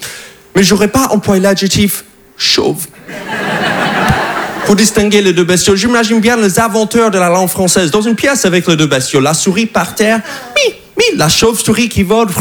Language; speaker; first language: French; non-native, fluent; English